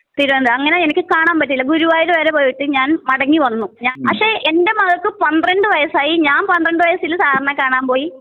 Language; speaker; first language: Malayalam; native; Malayalam